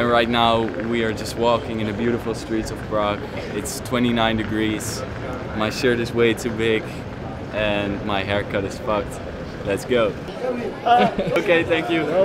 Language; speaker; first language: English; non-native, fluent; Dutch